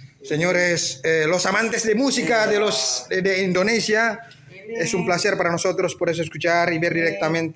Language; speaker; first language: Spanish; non-native, fluent; Indonesian